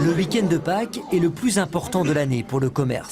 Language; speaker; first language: French; native; French